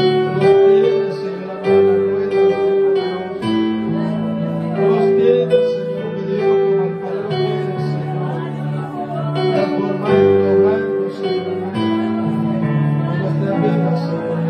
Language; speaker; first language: Spanish; native; Spanish